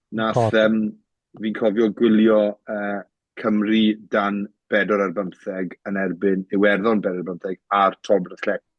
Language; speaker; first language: Welsh; native; Welsh